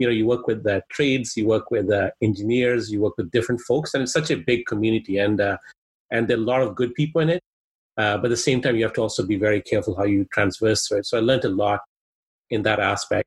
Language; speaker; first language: English; non-native, local second language; Swahili